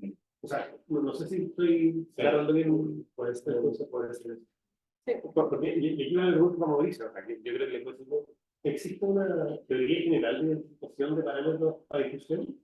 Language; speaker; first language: Spanish; native; Spanish